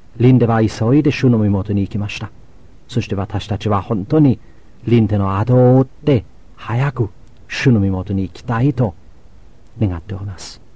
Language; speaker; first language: Japanese; non-native, fluent; German